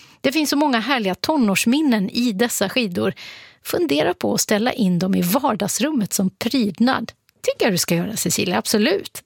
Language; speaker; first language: Swedish; native; Swedish